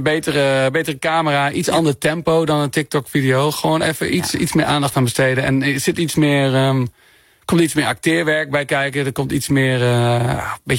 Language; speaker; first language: Dutch; native; Dutch